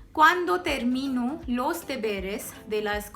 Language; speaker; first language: Spanish; non-native, fluent; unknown